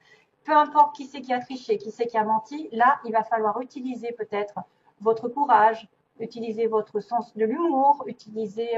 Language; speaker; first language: French; native; French